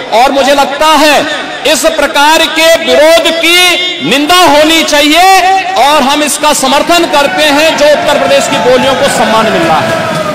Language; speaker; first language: Hindi; native; Hindi